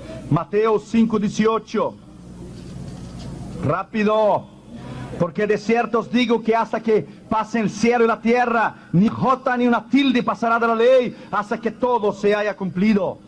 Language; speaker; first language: Spanish; non-native, fluent; Portuguese